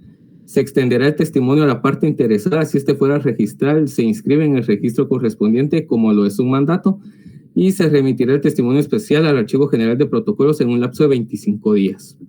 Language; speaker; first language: Spanish; native; Spanish